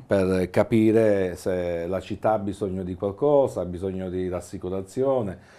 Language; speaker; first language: Italian; native; Italian